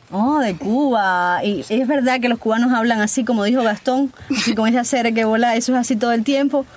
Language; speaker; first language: Spanish; native; Spanish